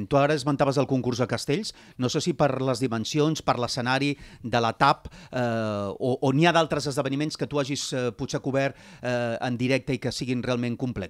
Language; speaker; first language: Catalan; native; Catalan